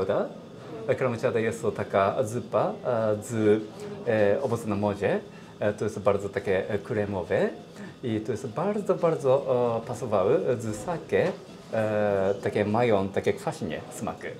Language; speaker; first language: Polish; non-native, learner; Japanese